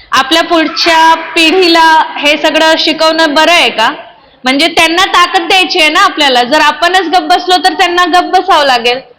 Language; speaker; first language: Marathi; non-native, local second language; Hindi